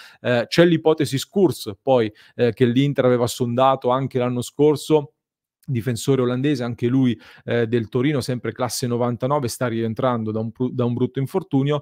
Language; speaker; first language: Italian; native; Italian